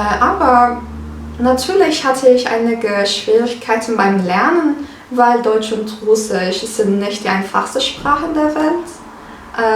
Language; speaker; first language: German; non-native, fluent; Turkish